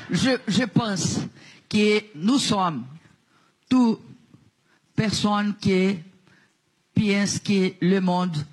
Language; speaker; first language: French; non-native, learner; Portuguese